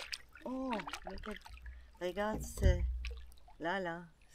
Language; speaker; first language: French; non-native, learner; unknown